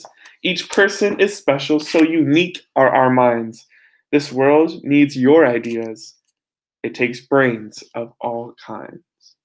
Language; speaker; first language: English; native; English